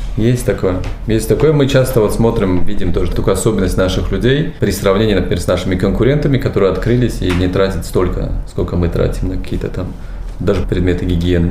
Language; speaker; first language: Russian; non-native, local second language; Tajik